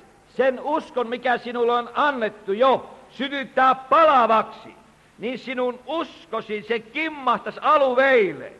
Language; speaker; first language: Finnish; native; Finnish